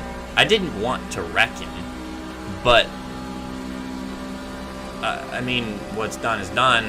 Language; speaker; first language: English; native; English